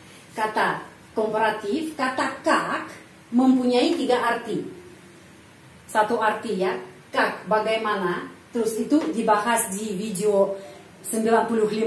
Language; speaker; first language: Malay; non-native, fluent; Russian